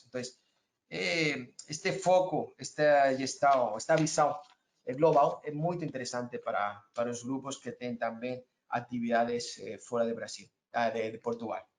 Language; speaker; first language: Portuguese; non-native, learner; Spanish